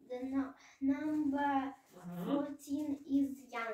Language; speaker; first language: English; non-native, learner; Russian